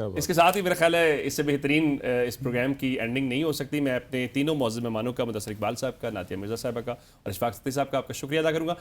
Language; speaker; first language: Urdu; native; Urdu